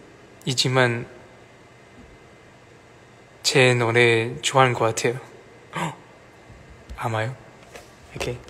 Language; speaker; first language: Korean; non-native, learner; Chinese